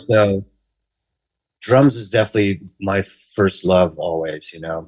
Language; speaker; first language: English; native; English